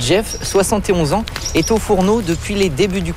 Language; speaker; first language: French; native; French